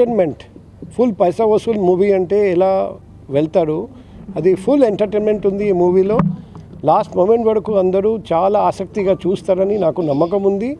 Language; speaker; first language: Telugu; non-native, local second language; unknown